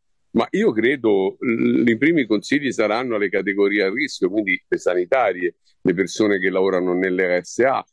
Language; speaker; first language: Italian; native; Italian